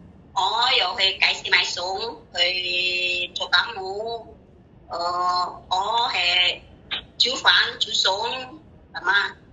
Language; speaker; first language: Cantonese; non-native, learner; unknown